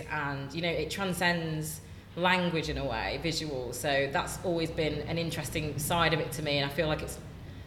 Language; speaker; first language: English; native; English